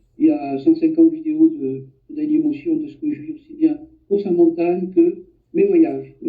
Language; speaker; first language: French; native; French